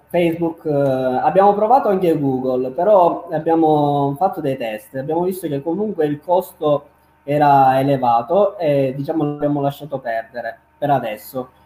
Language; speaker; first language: Italian; native; Italian